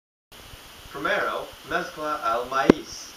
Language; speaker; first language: Spanish; non-native, learner; English